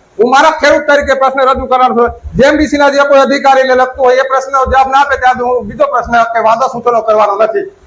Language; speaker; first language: Gujarati; non-native, local second language; Vasavi